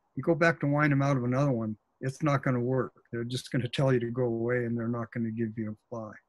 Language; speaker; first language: English; native; English